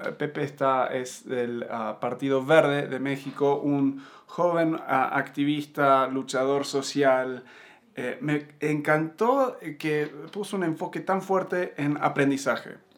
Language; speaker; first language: Spanish; early bilingual, other home language; English